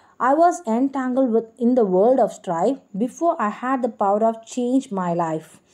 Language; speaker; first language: English; non-native, local second language; Tamil